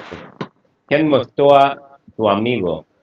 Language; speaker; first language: Spanish; non-native, fluent; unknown